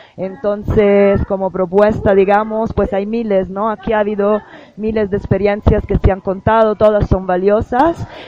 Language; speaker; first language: Spanish; non-native, fluent; Italian